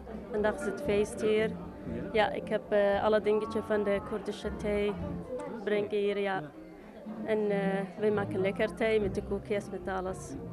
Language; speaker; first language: Dutch; non-native, learner; Kurdish